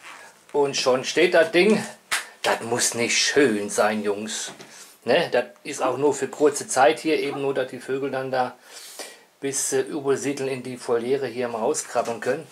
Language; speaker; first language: German; native; German